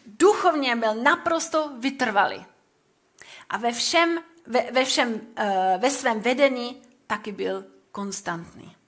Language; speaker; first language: Czech; non-native, fluent; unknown